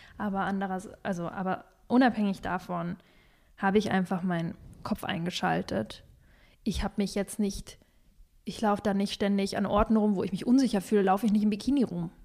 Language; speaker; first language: German; early bilingual, other home language; Russian